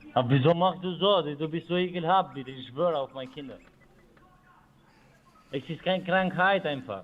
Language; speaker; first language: German; non-native, fluent; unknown